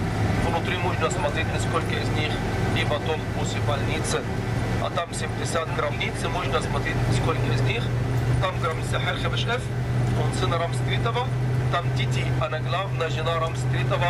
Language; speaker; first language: Russian; non-native, fluent; Arabic